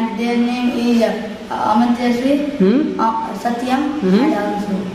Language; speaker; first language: English; non-native, learner; Hindi